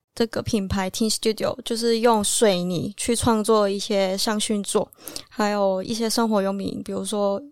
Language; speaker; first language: Chinese; non-native, local second language; Cantonese